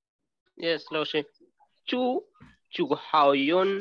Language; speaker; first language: Chinese; non-native, learner; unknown